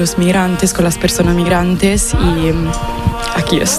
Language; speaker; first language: Spanish; non-native, fluent; Italian